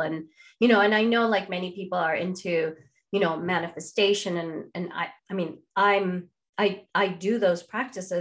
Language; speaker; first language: English; non-native, fluent; Spanish